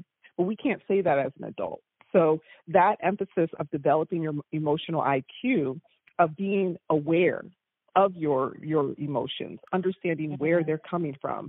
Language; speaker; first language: English; native; English